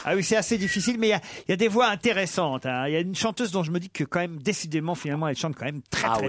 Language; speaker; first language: French; native; French